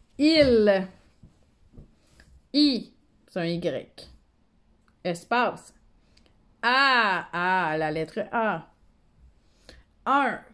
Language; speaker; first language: French; native; French